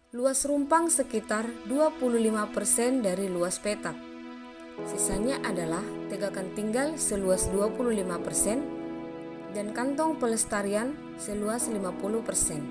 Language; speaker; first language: Indonesian; native; Indonesian